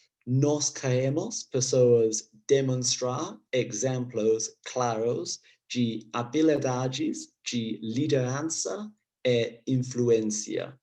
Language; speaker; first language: Portuguese; non-native, learner; English